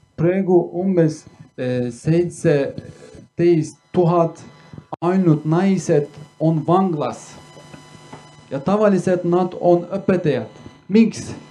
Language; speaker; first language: Estonian; non-native, learner; Kurdish